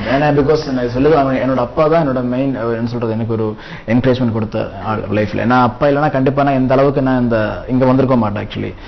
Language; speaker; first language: Tamil; non-native, local second language; Malayalam